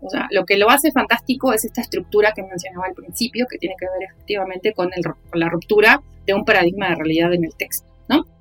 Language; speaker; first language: Spanish; native; Spanish